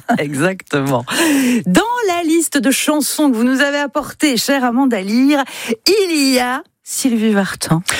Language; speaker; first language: French; native; French